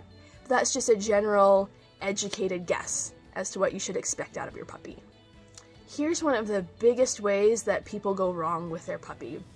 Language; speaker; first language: English; native; English